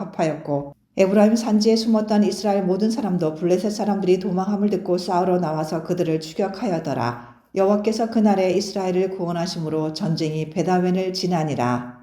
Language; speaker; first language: Korean; native; Korean